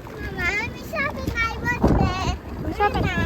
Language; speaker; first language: Thai; early bilingual, heritage; Thai